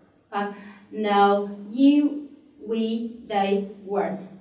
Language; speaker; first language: English; non-native, fluent; Vietnamese